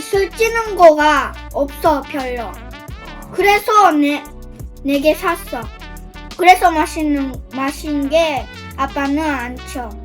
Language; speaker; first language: Korean; early bilingual, heritage; Japanese